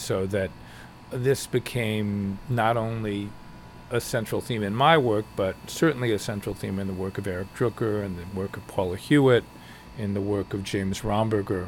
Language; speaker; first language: English; native; English